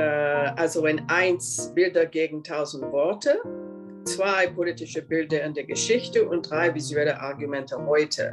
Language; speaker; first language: German; non-native, fluent; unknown